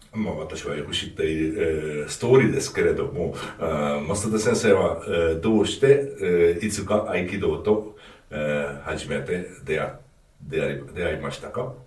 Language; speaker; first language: Japanese; non-native, fluent; Hungarian